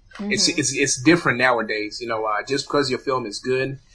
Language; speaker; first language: English; early bilingual, other home language; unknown